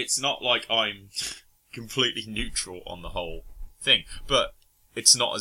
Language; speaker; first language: English; native; English